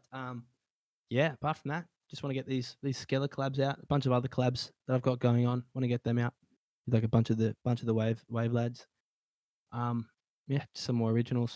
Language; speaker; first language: English; native; English